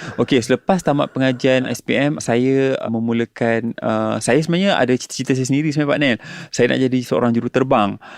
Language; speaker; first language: Malay; native; Malay